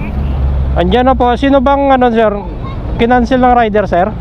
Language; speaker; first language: Filipino; native; Filipino